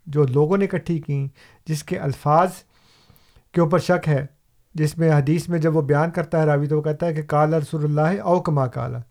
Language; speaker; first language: Urdu; non-native, local second language; Punjabi